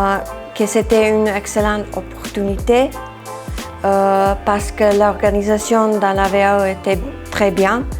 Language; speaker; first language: French; non-native, fluent; Serbian